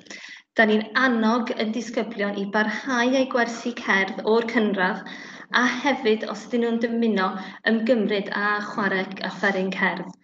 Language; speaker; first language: Welsh; native; Welsh